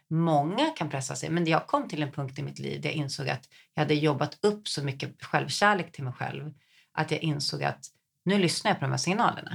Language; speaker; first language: Swedish; native; Swedish